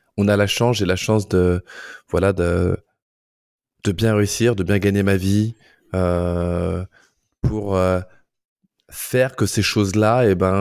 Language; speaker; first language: French; native; French